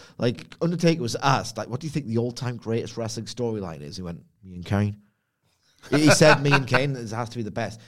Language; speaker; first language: English; native; English